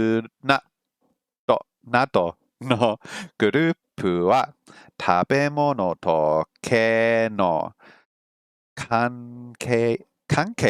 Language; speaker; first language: Japanese; non-native, learner; English